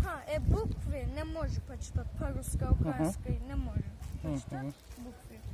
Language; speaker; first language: Russian; non-native, learner; Turkish